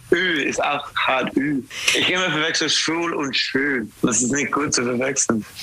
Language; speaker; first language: German; non-native, learner; English